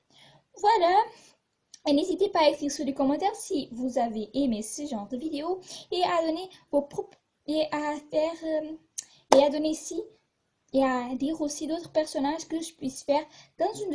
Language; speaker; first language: French; non-native, fluent; Portuguese